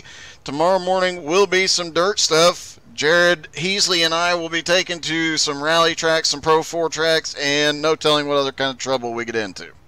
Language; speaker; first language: English; native; English